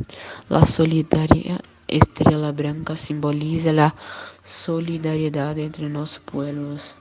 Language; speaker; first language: Spanish; non-native, learner; Portuguese